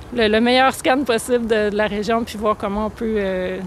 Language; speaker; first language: French; native; French